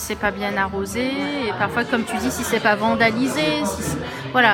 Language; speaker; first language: French; native; French